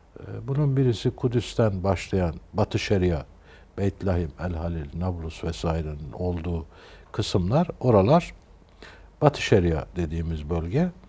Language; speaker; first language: Turkish; native; Turkish